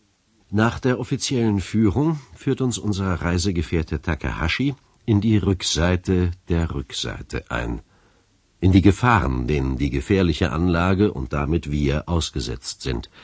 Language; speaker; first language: German; native; German